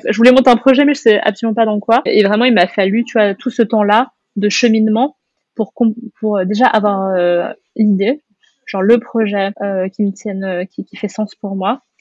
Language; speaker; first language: French; native; French